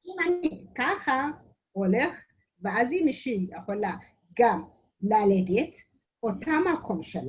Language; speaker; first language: Hebrew; non-native, learner; Amharic